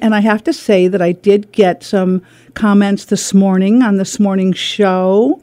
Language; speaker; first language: English; native; English